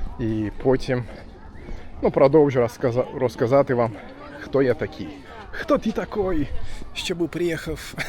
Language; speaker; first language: Ukrainian; non-native, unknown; Turkish